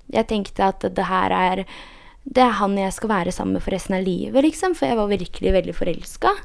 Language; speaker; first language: Norwegian; early bilingual, heritage; Polish